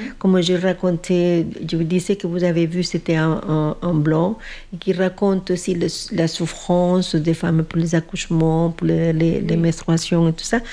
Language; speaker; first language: French; non-native, fluent; Spanish